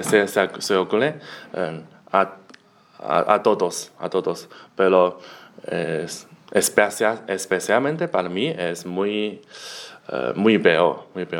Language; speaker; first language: Spanish; non-native, learner; Chinese